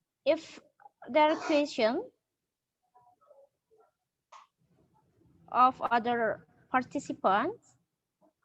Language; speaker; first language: English; non-native, learner; Indonesian